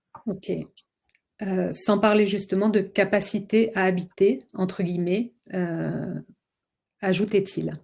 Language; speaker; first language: French; native; French